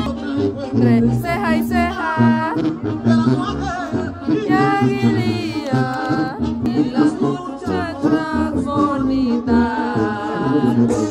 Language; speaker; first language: Spanish; early bilingual, heritage; Spanish